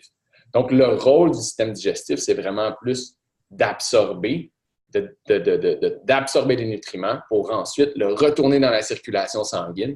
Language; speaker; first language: French; native; French